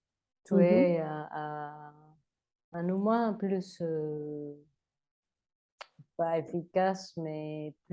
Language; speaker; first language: French; non-native, learner; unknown